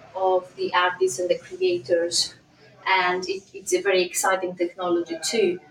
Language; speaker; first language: English; non-native, fluent; Greek